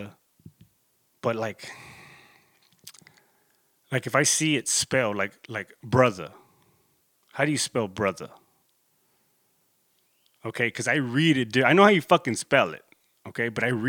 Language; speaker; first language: English; native; English